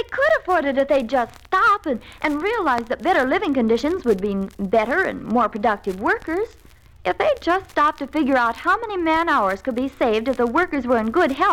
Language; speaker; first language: English; native; English